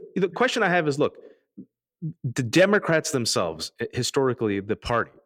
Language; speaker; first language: English; early bilingual, other home language; Urdu